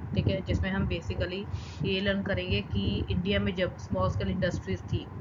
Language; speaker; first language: Hindi; non-native, local second language; Punjabi